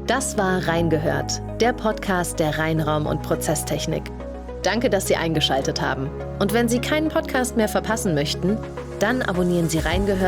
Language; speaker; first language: German; native; German